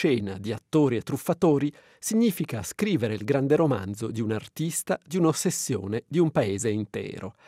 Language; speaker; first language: Italian; native; Italian